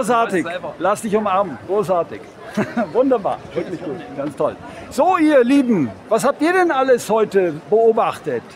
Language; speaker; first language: German; native; German